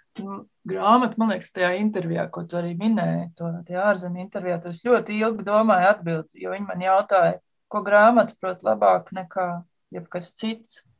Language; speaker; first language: Latvian; native; Latvian